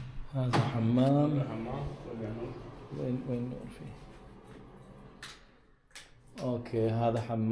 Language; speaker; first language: Arabic; non-native, learner; English